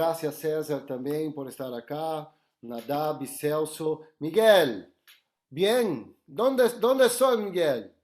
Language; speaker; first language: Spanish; non-native, learner; Portuguese